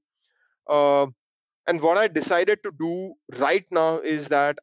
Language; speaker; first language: English; non-native, local second language; Hindi